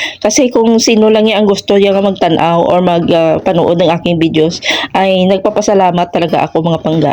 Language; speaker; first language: Filipino; non-native, local second language; Hiligaynon